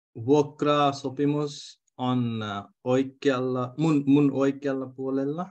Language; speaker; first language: Finnish; non-native, learner; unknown